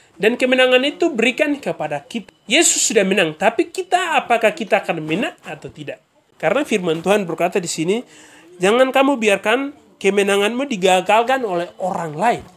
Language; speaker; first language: Indonesian; native; Indonesian